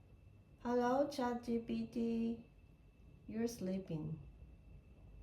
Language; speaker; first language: English; non-native, learner; Japanese